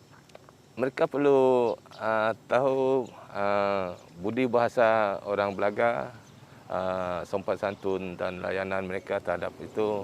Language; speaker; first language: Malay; non-native, local second language; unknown